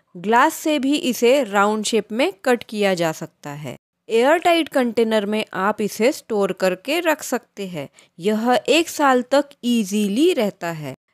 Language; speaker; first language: Hindi; non-native, local second language; Marathi